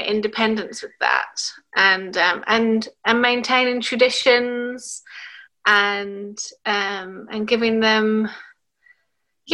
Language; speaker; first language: English; native; English